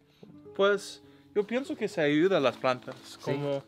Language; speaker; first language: Spanish; non-native, learner; English